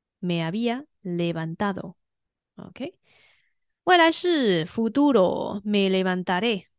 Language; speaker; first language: Spanish; non-native, fluent; Chinese